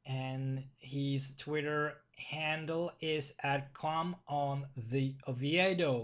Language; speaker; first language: English; non-native, fluent; Finnish